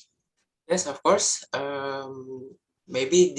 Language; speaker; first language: English; non-native, learner; Indonesian